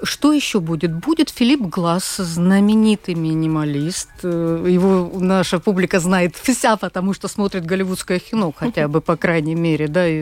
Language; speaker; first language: Russian; native; Russian